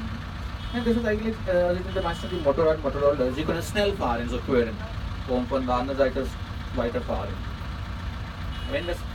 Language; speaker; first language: German; non-native, learner; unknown